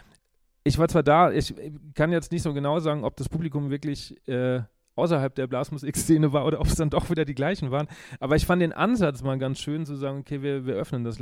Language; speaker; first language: German; native; German